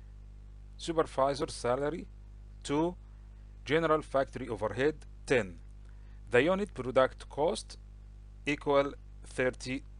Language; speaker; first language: English; non-native, local second language; Arabic